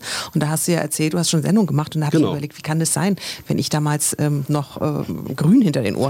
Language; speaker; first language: German; native; German